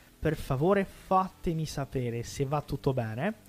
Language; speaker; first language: Italian; non-native, fluent; Portuguese